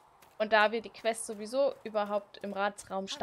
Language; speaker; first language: German; native; German